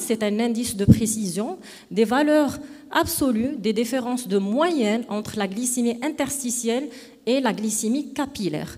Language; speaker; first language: French; non-native, local second language; Arabic